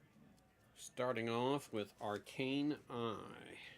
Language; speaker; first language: English; native; English